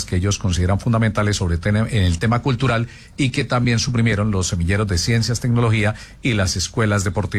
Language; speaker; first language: Spanish; native; Spanish